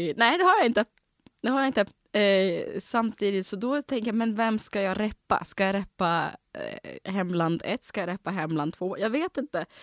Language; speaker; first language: Swedish; early bilingual, other home language; Russian